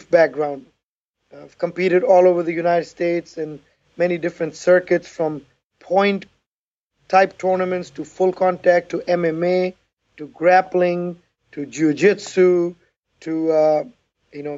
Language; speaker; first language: English; non-native, local second language; Urdu